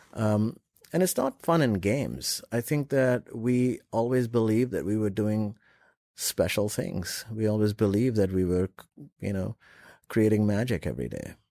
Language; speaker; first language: English; non-native, local second language; Urdu